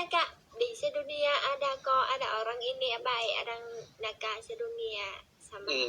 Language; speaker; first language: Indonesian; non-native, learner; Vietnamese